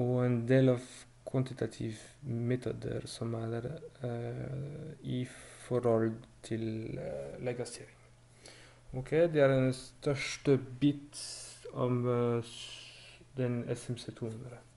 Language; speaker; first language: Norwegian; non-native, learner; French